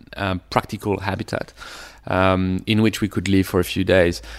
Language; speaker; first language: English; non-native, fluent; French